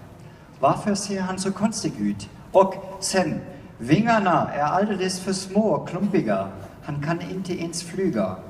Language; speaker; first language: Swedish; non-native, fluent; German